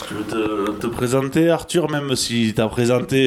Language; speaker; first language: French; native; French